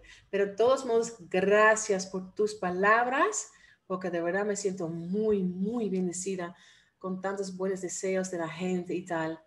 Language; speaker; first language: Spanish; non-native, fluent; Dutch